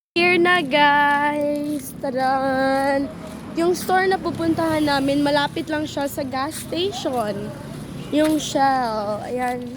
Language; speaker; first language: Filipino; non-native, local second language; Cebuano